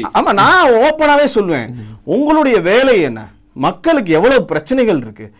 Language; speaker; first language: Tamil; non-native, local second language; Telugu